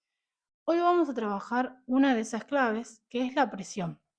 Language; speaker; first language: Spanish; native; Spanish